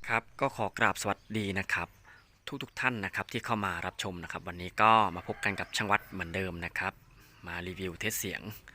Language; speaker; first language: Thai; non-native, local second language; Northeastern Thai